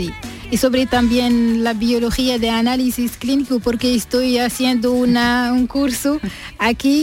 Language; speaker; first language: Spanish; non-native, learner; Arabic